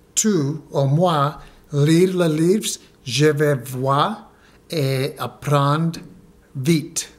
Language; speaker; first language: French; non-native, learner; Spanish